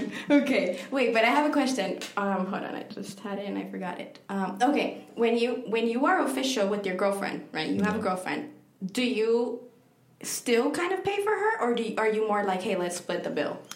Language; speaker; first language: English; early bilingual, other home language; Spanish